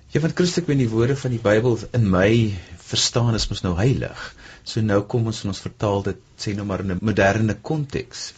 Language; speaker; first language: Afrikaans; native; Afrikaans